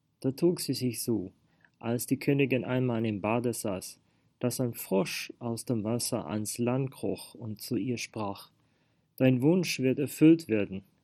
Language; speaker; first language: German; non-native, fluent; Swedish